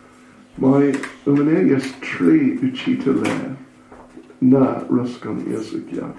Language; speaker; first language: Russian; non-native, learner; English